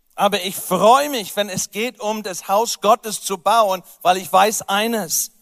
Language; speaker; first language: German; non-native, fluent; English